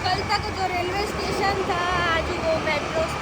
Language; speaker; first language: Hindi; non-native, local second language; Gujarati